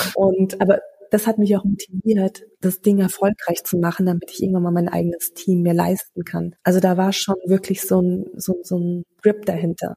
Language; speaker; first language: German; early bilingual, other home language; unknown